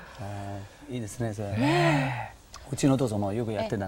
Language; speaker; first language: Japanese; non-native, fluent; Italian